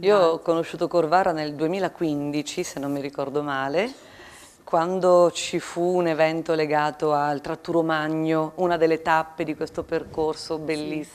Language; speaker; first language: Italian; native; Italian